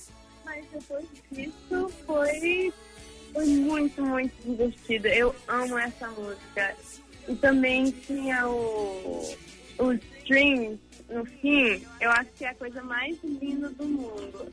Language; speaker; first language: Portuguese; early bilingual, heritage; English